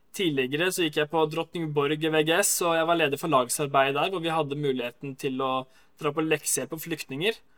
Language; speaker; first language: Norwegian; native; Norwegian